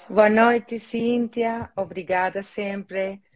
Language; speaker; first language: Portuguese; non-native, learner; Spanish